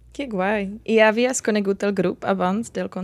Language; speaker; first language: Catalan; non-native, learner; Czech